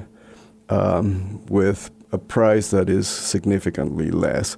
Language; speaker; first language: English; non-native, fluent; Spanish